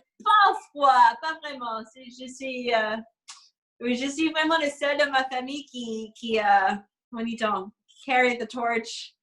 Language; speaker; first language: French; non-native, fluent; English